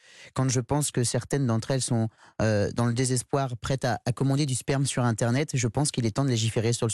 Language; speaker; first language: French; native; French